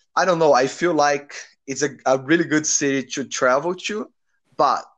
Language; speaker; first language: English; non-native, learner; Portuguese